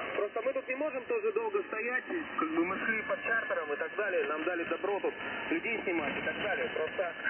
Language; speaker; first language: Russian; native; Russian